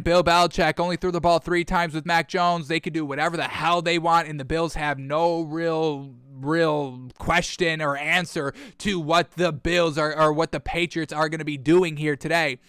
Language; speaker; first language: English; native; English